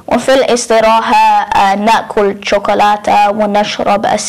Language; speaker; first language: Arabic; non-native, learner; English